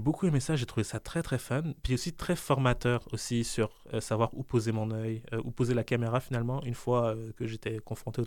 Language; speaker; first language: French; native; French